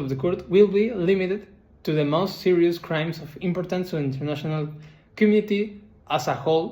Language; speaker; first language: English; non-native, learner; Spanish